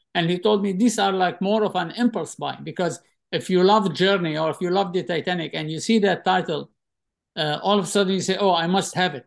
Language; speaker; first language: English; non-native, fluent; Arabic